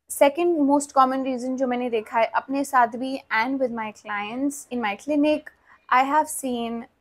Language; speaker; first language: Hindi; native; Hindi